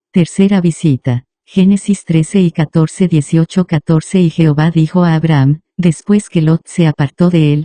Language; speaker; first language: Spanish; native; Spanish